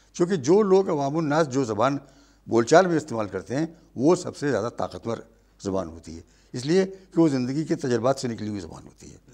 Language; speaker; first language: Urdu; native; Urdu